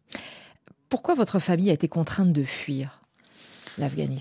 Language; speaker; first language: French; native; French